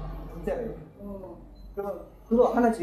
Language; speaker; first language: Korean; non-native, fluent; Spanish